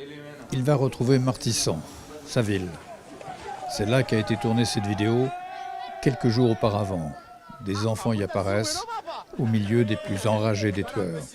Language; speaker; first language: French; native; French